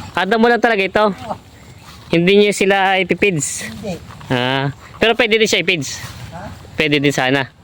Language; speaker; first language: Filipino; native; Filipino